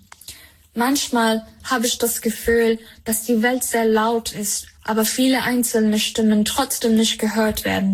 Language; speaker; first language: German; non-native, fluent; Persian